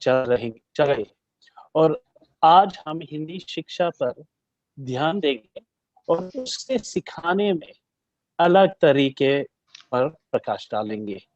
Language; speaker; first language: Hindi; early bilingual, heritage; Hindi